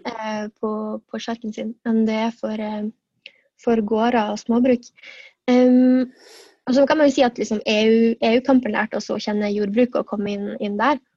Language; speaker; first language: Norwegian; native; Norwegian